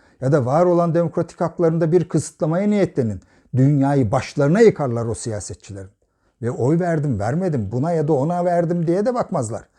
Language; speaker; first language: Turkish; native; Turkish